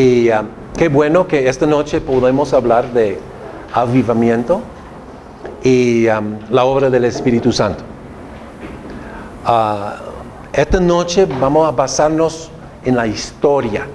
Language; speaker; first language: Spanish; non-native, fluent; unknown